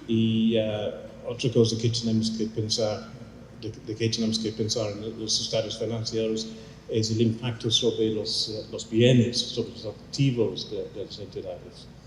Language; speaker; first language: Spanish; non-native, fluent; English